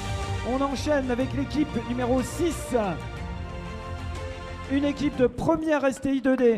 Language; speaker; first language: French; native; French